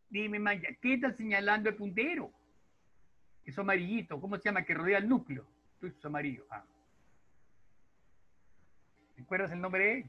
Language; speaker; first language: Spanish; native; Spanish